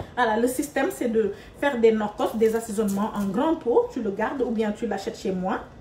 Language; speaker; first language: French; non-native, local second language; Wolof